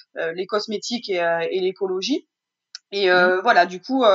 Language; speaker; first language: French; native; French